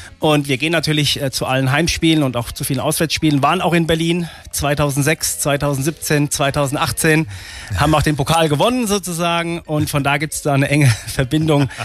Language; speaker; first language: German; native; German